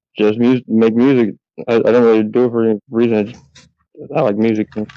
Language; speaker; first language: English; native; English